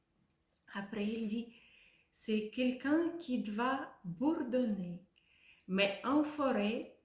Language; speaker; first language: French; non-native, fluent; Russian